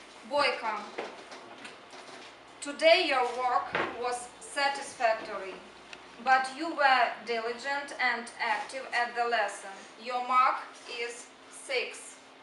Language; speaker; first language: English; non-native, fluent; Ukrainian